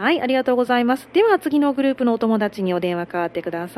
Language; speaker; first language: Japanese; native; Japanese